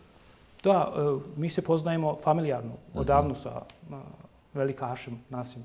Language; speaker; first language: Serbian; non-native, local second language; Turkish